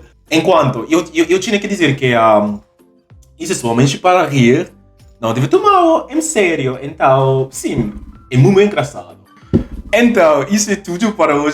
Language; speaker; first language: Portuguese; non-native, learner; English